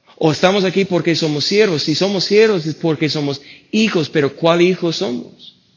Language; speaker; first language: Spanish; non-native, fluent; English